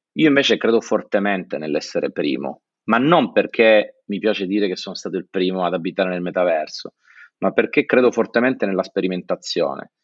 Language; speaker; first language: Italian; native; Italian